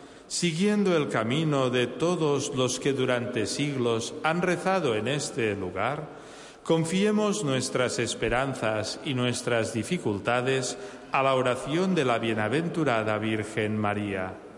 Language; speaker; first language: Spanish; non-native, local second language; Catalan